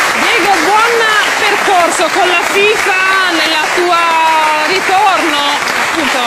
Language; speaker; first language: Italian; native; Italian